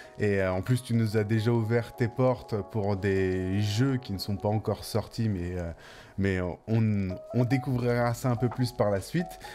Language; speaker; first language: French; native; French